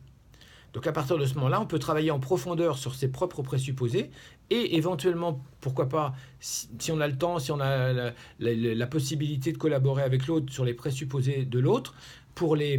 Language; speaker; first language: French; native; French